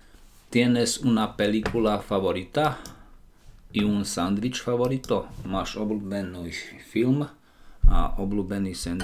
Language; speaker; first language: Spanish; non-native, learner; Slovak